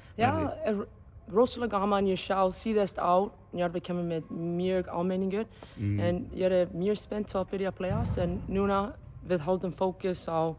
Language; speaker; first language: Icelandic; non-native, learner; English